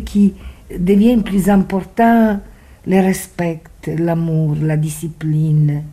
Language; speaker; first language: French; non-native, fluent; Italian